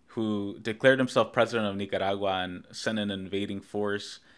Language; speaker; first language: English; native; English